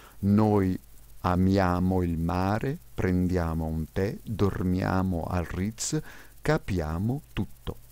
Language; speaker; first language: Italian; non-native, fluent; French